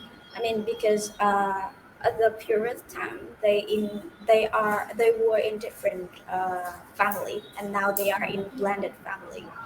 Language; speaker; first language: English; non-native, fluent; Vietnamese